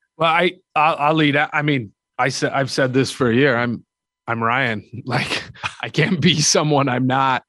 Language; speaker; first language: English; native; English